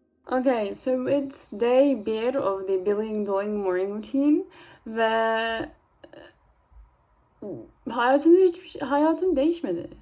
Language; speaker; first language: Turkish; early bilingual, heritage; Turkish